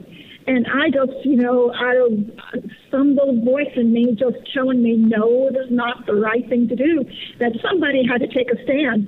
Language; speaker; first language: English; native; English